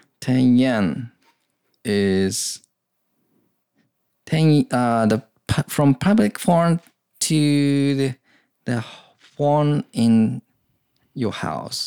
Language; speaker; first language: English; non-native, learner; Japanese